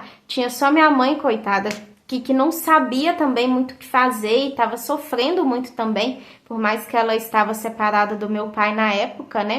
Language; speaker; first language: Portuguese; native; Portuguese